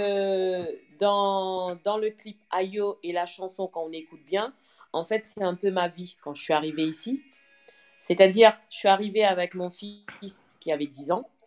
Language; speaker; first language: French; non-native, local second language; Morisyen